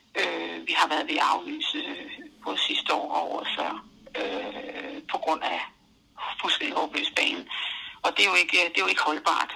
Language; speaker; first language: Danish; native; Danish